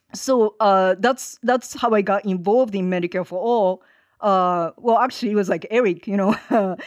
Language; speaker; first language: English; non-native, fluent; Japanese